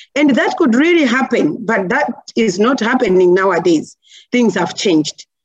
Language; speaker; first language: English; non-native, local second language; Nyanja